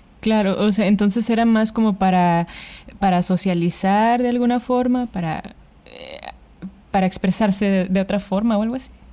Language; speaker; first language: Spanish; native; Spanish